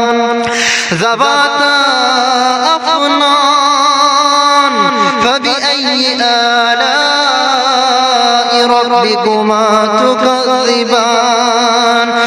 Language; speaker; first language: Arabic; native; Arabic